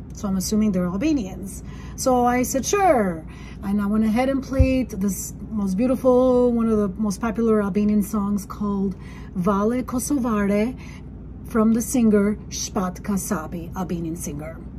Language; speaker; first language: English; non-native, fluent; Albanian